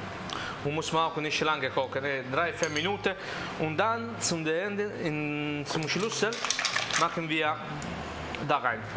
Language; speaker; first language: German; non-native, learner; Italian